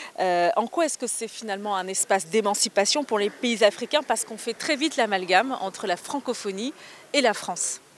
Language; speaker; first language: French; native; French